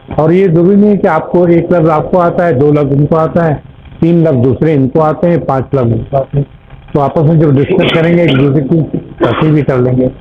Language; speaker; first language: Urdu; native; Urdu